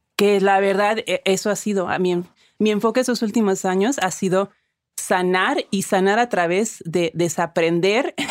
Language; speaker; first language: Spanish; early bilingual, other home language; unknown